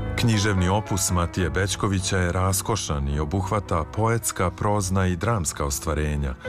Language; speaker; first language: Serbian; native; Serbian